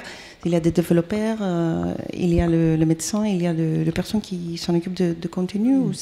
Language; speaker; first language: French; non-native, fluent; Greek